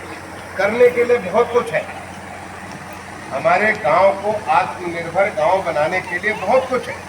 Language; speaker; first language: Hindi; native; Hindi